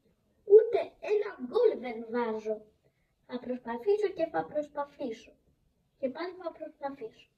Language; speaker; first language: Greek; early bilingual, other home language; Chinese